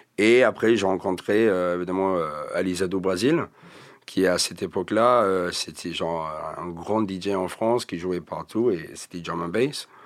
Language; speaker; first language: French; non-native, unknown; English